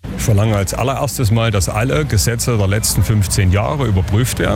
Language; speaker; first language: German; native; German